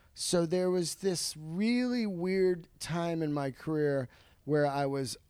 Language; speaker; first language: English; native; English